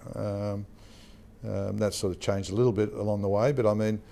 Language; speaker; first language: English; native; English